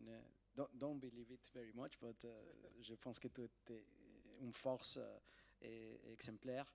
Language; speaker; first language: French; non-native, fluent; Spanish